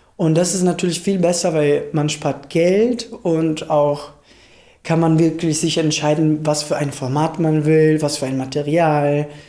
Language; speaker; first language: German; non-native, fluent; Italian